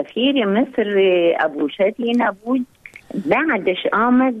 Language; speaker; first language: Persian; non-native, learner; Arabic